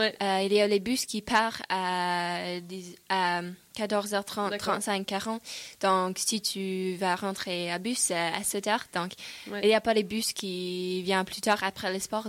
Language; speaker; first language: French; non-native, learner; English